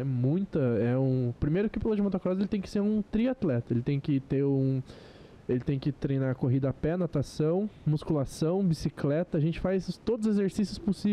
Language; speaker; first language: Portuguese; native; Portuguese